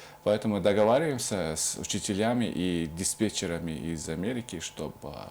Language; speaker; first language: Russian; non-native, fluent; Mongolian